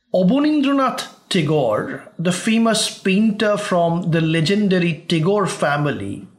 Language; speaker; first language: English; non-native, local second language; Bangla